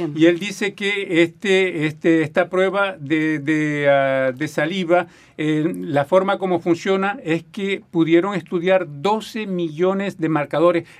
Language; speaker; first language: Spanish; native; Spanish